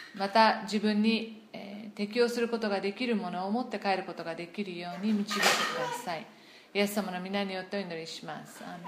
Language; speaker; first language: Japanese; non-native, fluent; English